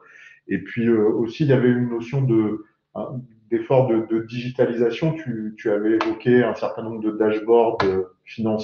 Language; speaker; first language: French; native; French